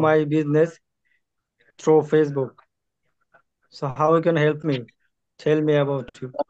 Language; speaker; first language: English; non-native, learner; Bangla